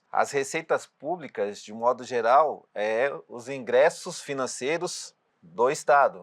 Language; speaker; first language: Portuguese; native; Portuguese